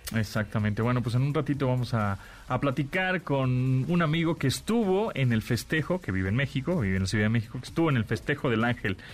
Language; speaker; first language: Spanish; native; Spanish